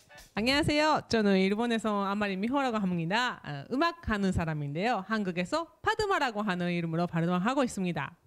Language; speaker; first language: Korean; non-native, fluent; Japanese